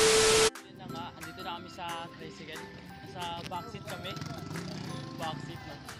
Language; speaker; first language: Filipino; native; Filipino